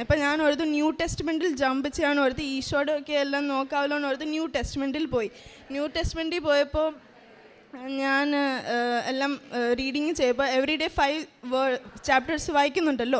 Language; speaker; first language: Malayalam; early bilingual, heritage; Malayalam